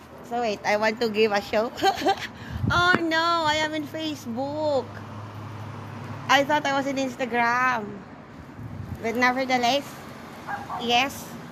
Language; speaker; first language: English; non-native, local second language; Filipino